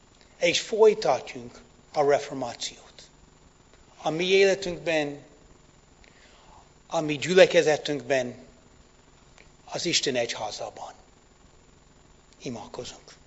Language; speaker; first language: Hungarian; non-native, fluent; English